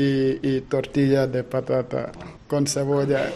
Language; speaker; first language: Spanish; non-native, learner; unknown